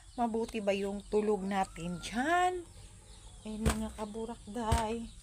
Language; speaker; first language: Filipino; non-native, local second language; Cebuano